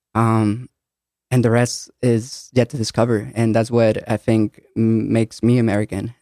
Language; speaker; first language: English; early bilingual, other home language; Spanish